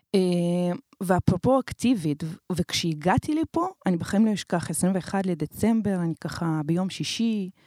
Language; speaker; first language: Hebrew; early bilingual, other home language; Romanian